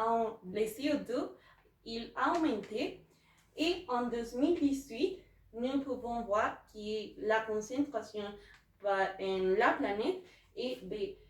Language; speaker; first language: French; non-native, learner; Spanish